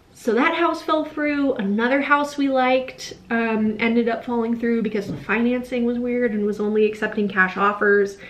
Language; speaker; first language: English; native; English